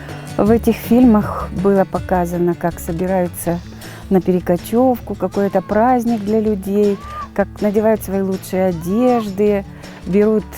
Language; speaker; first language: Russian; native; Russian